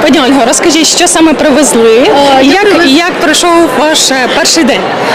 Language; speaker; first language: Ukrainian; native; Ukrainian